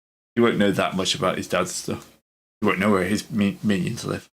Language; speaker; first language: English; native; English